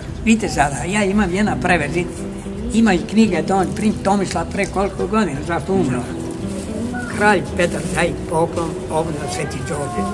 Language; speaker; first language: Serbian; early bilingual, heritage; Greek